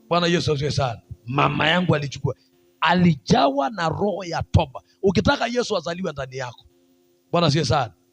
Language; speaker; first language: Swahili; non-native, local second language; Masai